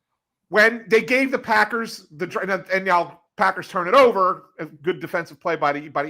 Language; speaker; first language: English; native; English